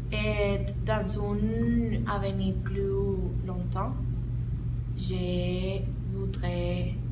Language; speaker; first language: French; non-native, learner; Spanish